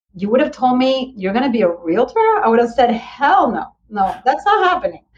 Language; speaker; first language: English; early bilingual, other home language; Spanish